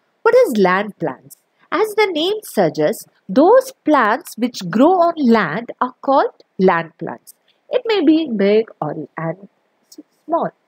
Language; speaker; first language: English; non-native, local second language; Malayalam